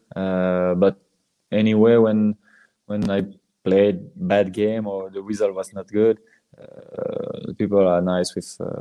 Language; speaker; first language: English; non-native, learner; French